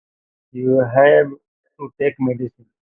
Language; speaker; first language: English; non-native, learner; Hindi